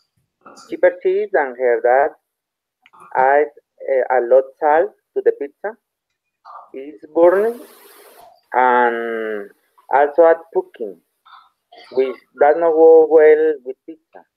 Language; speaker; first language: English; non-native, learner; Spanish